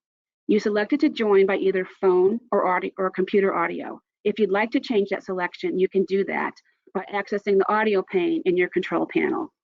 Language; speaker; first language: English; native; English